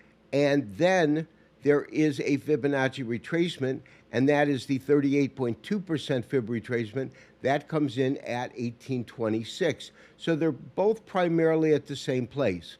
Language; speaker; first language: English; native; English